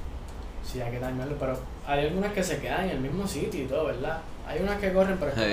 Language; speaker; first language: Spanish; native; Spanish